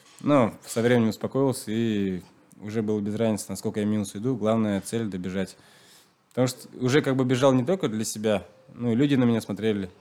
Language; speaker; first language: Russian; non-native, local second language; Chuvash